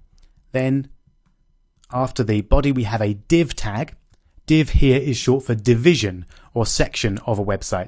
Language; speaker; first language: English; native; English